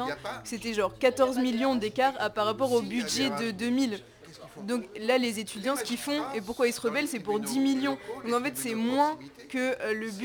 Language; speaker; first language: French; native; French